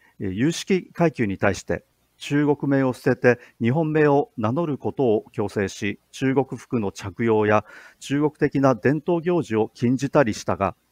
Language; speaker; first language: Japanese; native; Japanese